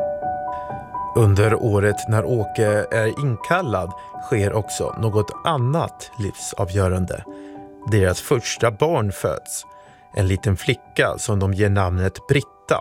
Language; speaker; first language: Swedish; native; Swedish